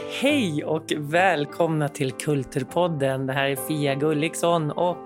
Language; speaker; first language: Swedish; native; Swedish